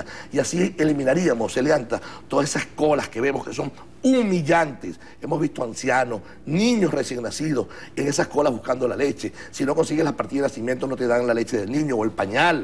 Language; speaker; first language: Spanish; native; Spanish